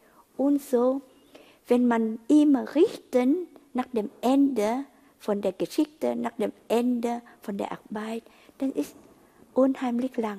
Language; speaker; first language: German; non-native, fluent; Vietnamese